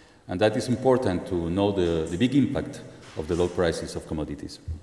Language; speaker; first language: English; non-native, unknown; Spanish